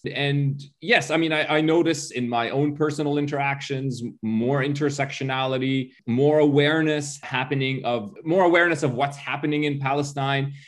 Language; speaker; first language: English; early bilingual, other home language; Arabic